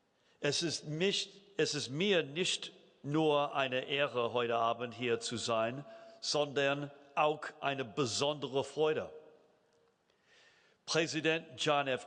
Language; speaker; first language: German; non-native, fluent; English